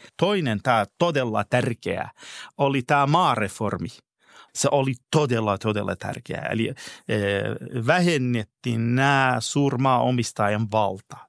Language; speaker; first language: Finnish; non-native, fluent; Persian